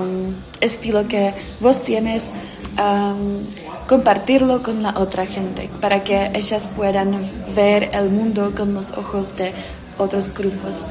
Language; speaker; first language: Spanish; non-native, fluent; Czech